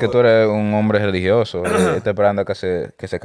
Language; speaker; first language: Spanish; early bilingual, heritage; Spanish